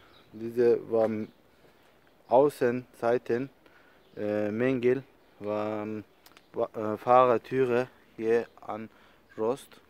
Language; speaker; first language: German; non-native, learner; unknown